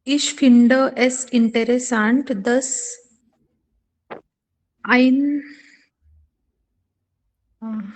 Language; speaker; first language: German; non-native, learner; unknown